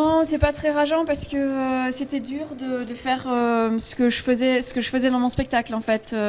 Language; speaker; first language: French; native; French